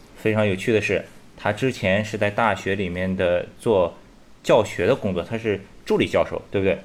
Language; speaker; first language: Chinese; native; Chinese